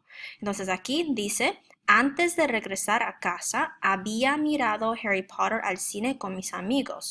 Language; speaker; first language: Spanish; non-native, fluent; English